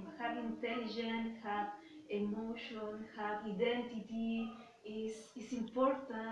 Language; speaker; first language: English; non-native, learner; Spanish